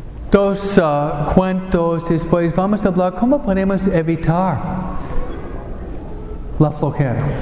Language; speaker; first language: Spanish; non-native, fluent; English